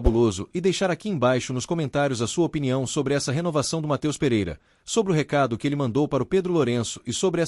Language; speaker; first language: Portuguese; native; Portuguese